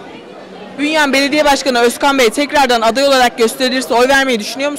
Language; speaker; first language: Turkish; native; Turkish